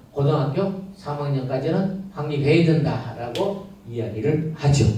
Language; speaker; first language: Korean; native; Korean